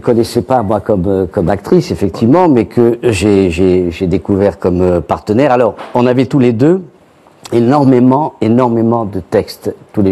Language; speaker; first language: French; native; French